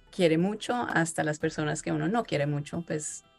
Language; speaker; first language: Spanish; early bilingual, heritage; Spanish